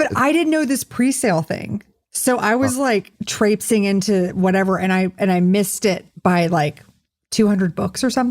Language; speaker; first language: English; native; English